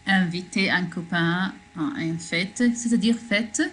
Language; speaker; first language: French; non-native, learner; Arabic